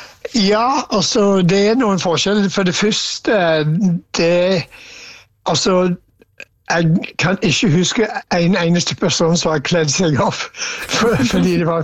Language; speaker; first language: Norwegian; non-native, fluent; English